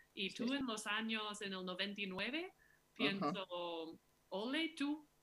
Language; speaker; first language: Spanish; non-native, fluent; English